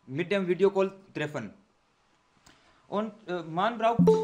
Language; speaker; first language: German; non-native, learner; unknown